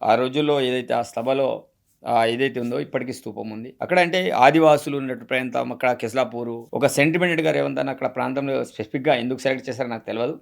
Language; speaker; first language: Telugu; non-native, local second language; Gondi